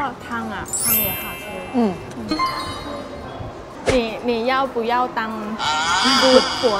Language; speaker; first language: Chinese; non-native, learner; Thai